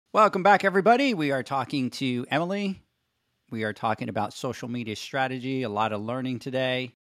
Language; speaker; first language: English; non-native, fluent; Spanish